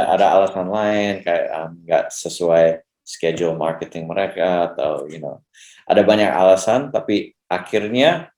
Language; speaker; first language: Indonesian; early bilingual, heritage; English